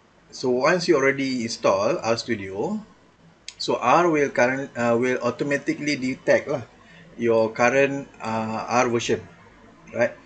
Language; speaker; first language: English; non-native, local second language; Malay